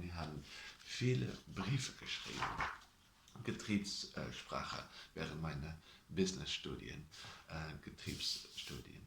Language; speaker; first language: German; non-native, learner; Dutch